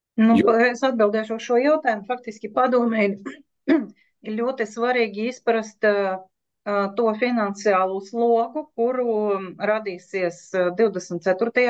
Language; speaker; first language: Latvian; non-native, local second language; Russian